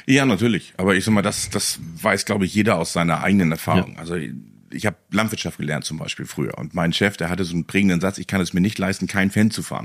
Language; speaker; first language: German; native; German